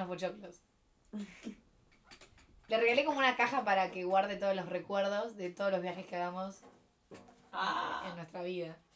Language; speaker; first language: Spanish; native; Spanish